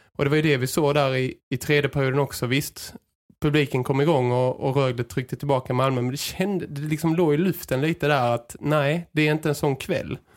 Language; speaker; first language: Swedish; native; Swedish